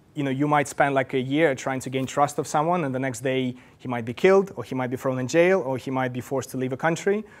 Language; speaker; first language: English; non-native, fluent; Russian